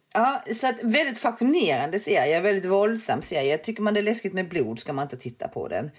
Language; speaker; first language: Swedish; early bilingual, other home language; Korean